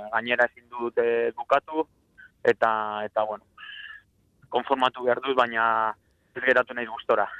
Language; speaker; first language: Basque; non-native, local second language; Spanish